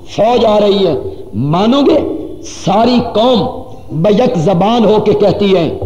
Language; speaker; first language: Urdu; non-native, local second language; Punjabi